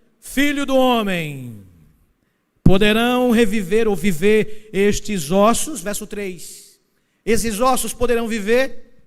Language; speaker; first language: Portuguese; native; Portuguese